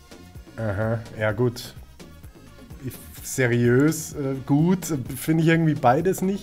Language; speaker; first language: German; native; German